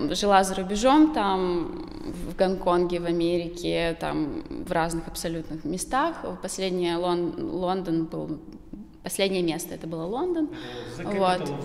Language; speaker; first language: Russian; native; Russian